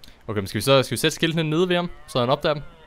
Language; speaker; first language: Danish; native; Danish